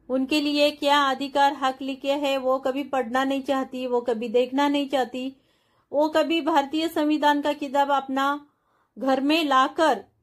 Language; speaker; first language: Hindi; non-native, local second language; Marathi